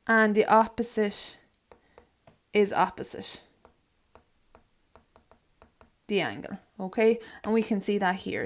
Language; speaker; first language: English; native; English